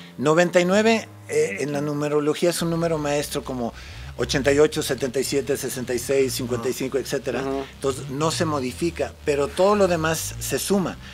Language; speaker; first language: Spanish; native; Spanish